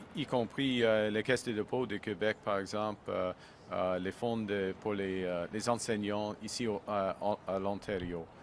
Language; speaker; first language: French; non-native, local second language; English